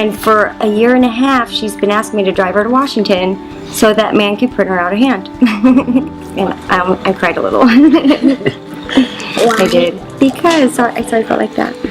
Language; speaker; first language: English; native; English